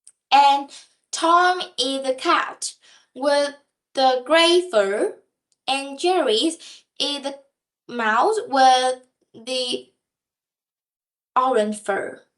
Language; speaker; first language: English; non-native, learner; Vietnamese